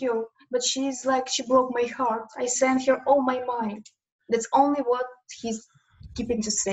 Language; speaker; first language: English; non-native, learner; Ukrainian